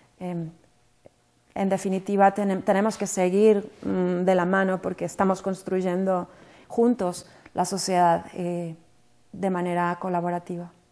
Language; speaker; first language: Spanish; native; Spanish